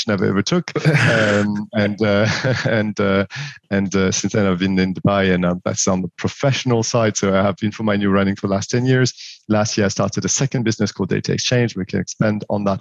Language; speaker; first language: English; non-native, fluent; French